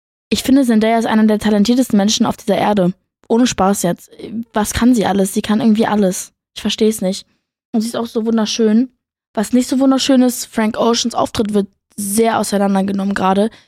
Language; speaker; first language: German; native; German